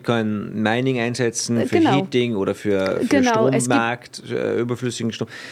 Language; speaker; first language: German; native; German